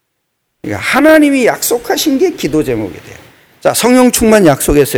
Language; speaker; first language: Korean; native; Korean